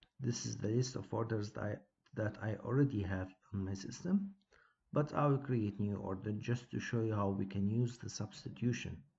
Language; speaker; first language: English; non-native, fluent; Arabic